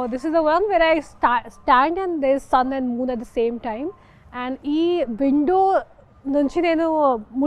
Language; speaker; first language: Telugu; non-native, fluent; Hindi